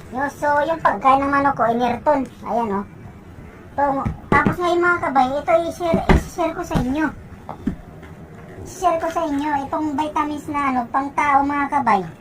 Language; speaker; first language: Filipino; non-native, local second language; Cebuano